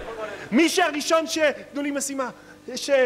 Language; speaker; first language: Hebrew; native; Hebrew